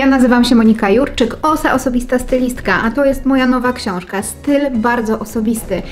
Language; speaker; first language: Polish; native; Polish